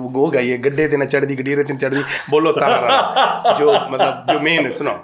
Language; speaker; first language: Hindi; native; Hindi